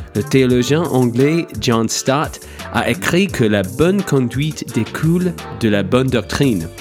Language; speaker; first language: French; non-native, fluent; English